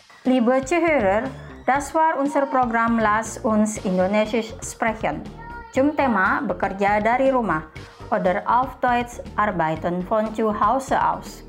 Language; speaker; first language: German; non-native, fluent; Indonesian